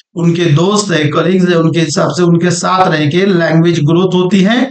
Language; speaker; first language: Hindi; non-native, local second language; Marathi